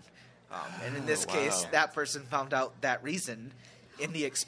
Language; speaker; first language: English; native; English